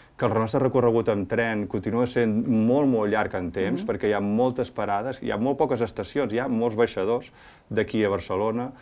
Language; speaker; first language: Catalan; native; Catalan